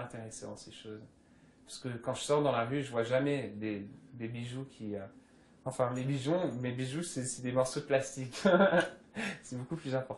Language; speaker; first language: French; early bilingual, other home language; English